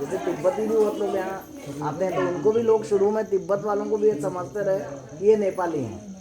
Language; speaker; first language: Hindi; non-native, local second language; Marathi